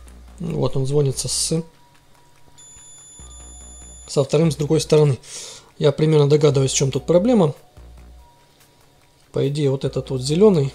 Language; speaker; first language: Russian; native; Russian